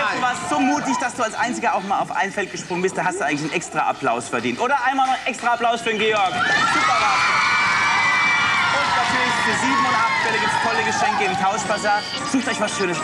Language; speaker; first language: German; native; German